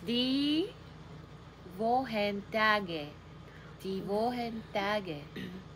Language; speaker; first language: German; non-native, learner; Filipino